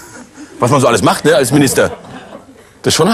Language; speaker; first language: German; native; German